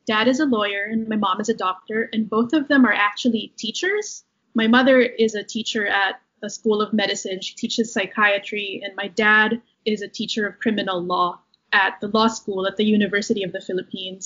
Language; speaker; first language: English; non-native, local second language; Filipino